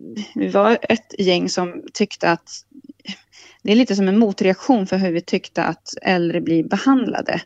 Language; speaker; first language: Swedish; native; Swedish